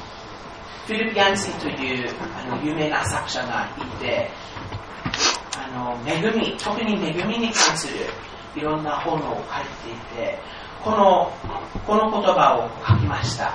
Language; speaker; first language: Japanese; non-native, fluent; English